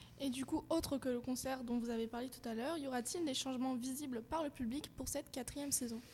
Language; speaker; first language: French; native; French